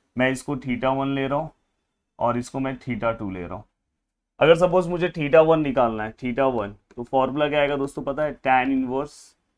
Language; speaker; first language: Hindi; non-native, local second language; Marathi